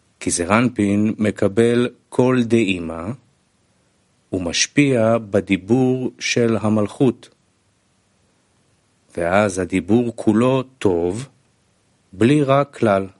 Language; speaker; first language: Hebrew; non-native, fluent; Russian